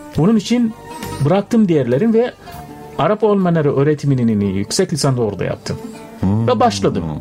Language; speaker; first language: Turkish; non-native, fluent; Arabic